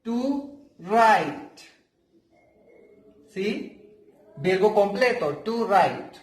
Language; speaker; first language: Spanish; non-native, fluent; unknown